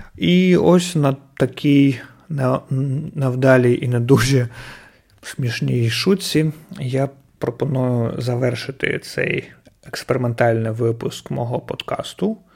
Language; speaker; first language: Ukrainian; non-native, local second language; Russian